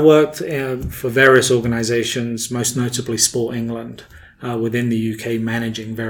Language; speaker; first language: English; native; English